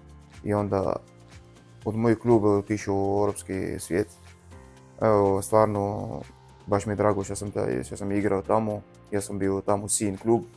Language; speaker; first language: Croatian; non-native, learner; Arabic